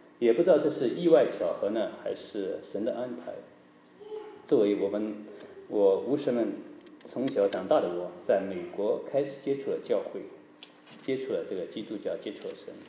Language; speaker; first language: Chinese; native; Chinese